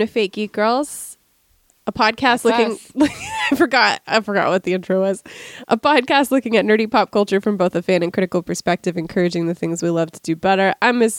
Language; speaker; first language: English; native; English